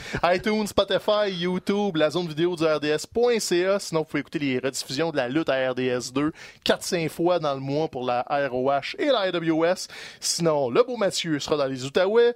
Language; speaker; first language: French; native; French